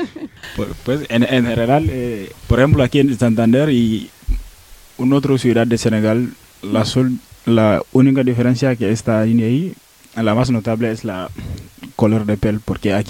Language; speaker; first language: Spanish; non-native, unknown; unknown